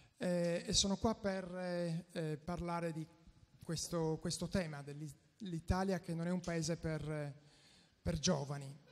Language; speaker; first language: Italian; native; Italian